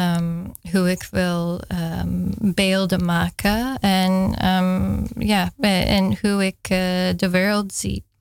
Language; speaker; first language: Dutch; non-native, fluent; English